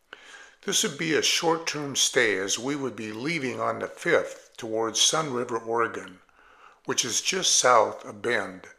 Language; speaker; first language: English; native; English